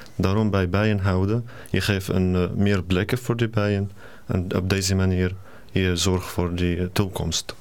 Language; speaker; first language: Dutch; non-native, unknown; Arabic